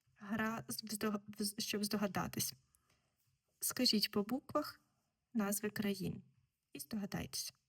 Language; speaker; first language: Ukrainian; native; Ukrainian